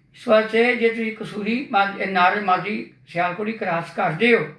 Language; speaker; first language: Hindi; non-native, local second language; Punjabi